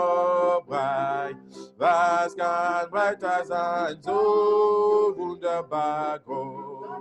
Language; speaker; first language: German; non-native, fluent; French